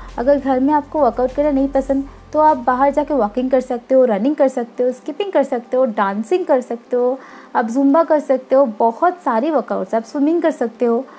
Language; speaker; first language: Hindi; non-native, local second language; Bangla